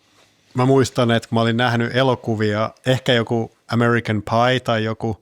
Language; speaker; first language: Finnish; native; Finnish